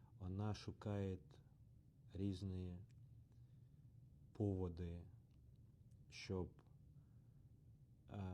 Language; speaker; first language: Ukrainian; non-native, learner; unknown